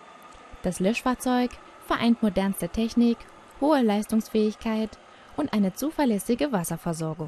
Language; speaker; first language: German; native; German